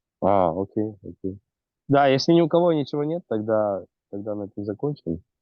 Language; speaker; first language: Russian; native; Russian